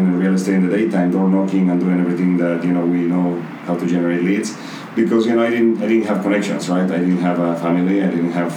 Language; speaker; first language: English; non-native, fluent; Spanish